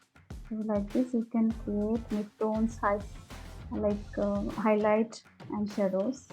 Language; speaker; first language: English; non-native, local second language; Hindi